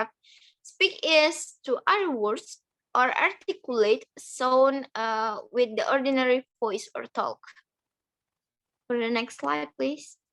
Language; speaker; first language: English; non-native, learner; Indonesian